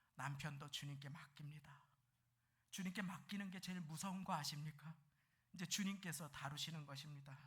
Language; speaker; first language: Korean; native; Korean